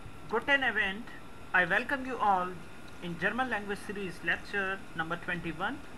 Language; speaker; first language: English; non-native, local second language; Hindi